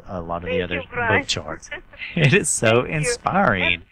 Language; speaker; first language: English; native; English